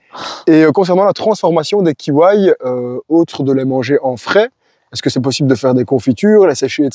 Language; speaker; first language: French; native; French